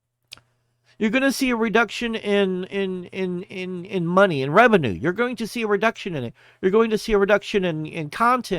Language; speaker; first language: English; native; English